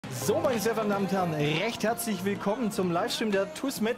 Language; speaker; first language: German; native; German